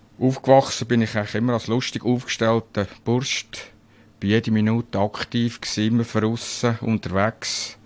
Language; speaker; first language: German; native; German